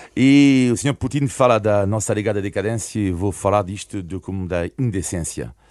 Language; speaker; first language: Portuguese; non-native, fluent; French